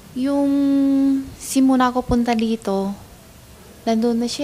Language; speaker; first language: Filipino; non-native, learner; Chinese